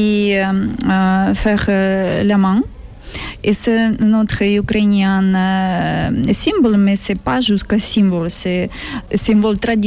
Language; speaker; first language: French; non-native, learner; Ukrainian